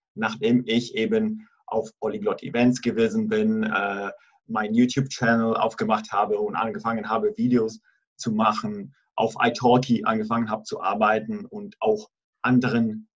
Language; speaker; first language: German; non-native, fluent; Italian